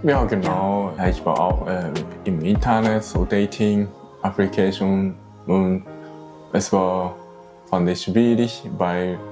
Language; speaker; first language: German; non-native, learner; Japanese